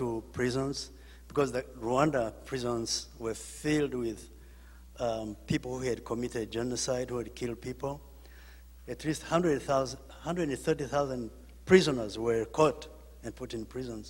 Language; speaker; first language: English; non-native, local second language; Kinyarwanda